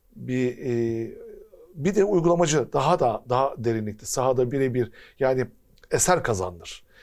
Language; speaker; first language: Turkish; native; Turkish